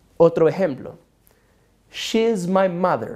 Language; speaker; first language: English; non-native, fluent; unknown